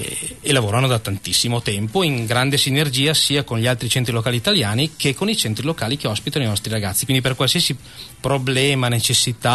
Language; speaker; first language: Italian; native; Italian